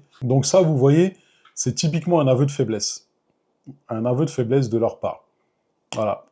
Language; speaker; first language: French; native; French